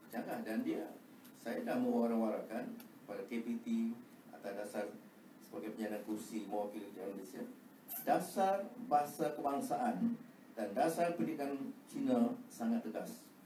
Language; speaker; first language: Malay; native; Malay